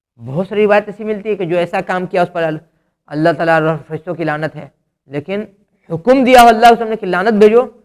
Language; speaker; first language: Urdu; native; Urdu